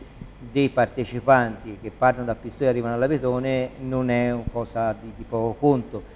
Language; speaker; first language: Italian; native; Italian